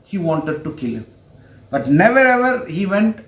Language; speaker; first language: English; non-native, local second language; Tamil